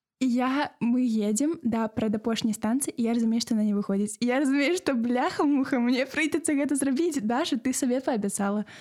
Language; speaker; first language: Belarusian; native; Belarusian